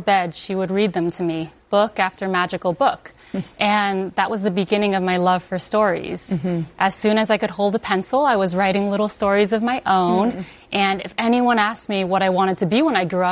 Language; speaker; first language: English; non-native, local second language; Chinese